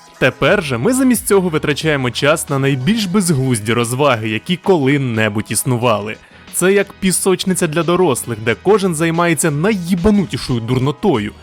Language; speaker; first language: Ukrainian; native; Ukrainian